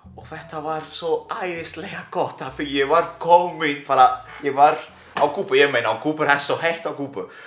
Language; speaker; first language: Icelandic; non-native, learner; Spanish